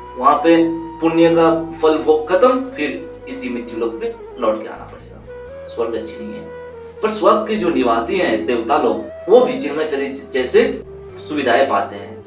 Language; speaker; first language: Hindi; non-native, local second language; Bangla